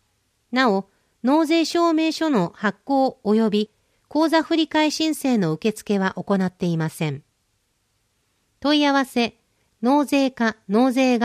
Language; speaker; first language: Japanese; native; Japanese